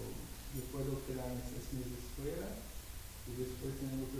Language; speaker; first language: Spanish; non-native, learner; Portuguese